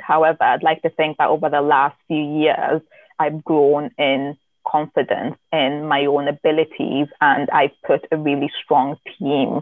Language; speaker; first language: English; native; English